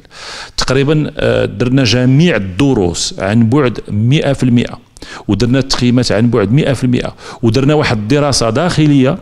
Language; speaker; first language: Arabic; native; Arabic